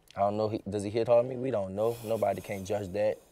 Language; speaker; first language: English; native; English